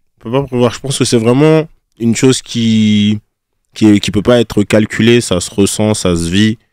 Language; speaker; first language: French; early bilingual, other home language; Lingala